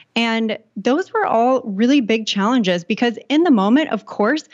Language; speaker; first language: English; native; English